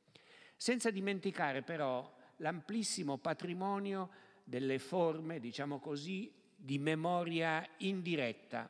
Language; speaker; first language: Italian; native; Italian